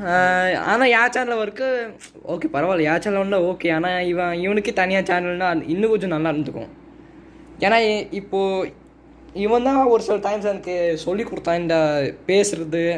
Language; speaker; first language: Tamil; early bilingual, heritage; Tamil